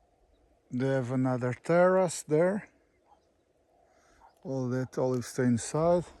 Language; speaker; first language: English; non-native, learner; Portuguese